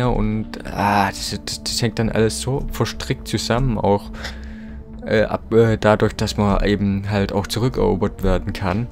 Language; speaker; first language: German; native; German